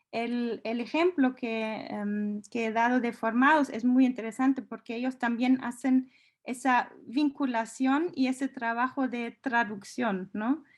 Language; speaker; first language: Spanish; non-native, fluent; German